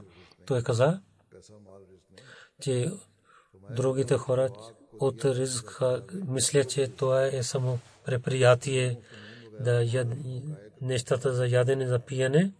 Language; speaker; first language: Bulgarian; non-native, learner; Urdu